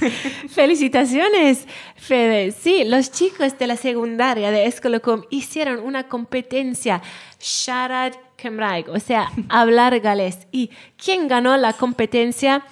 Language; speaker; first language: Spanish; non-native, fluent; Welsh